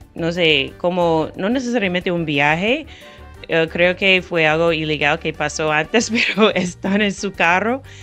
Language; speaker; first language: Spanish; non-native, fluent; English